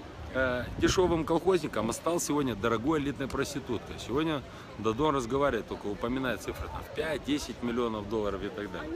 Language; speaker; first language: Russian; native; Russian